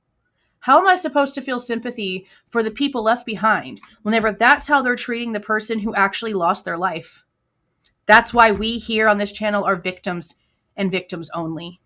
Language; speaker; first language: English; native; English